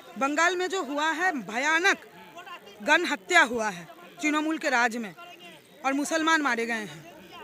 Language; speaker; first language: Hindi; non-native, local second language; Bangla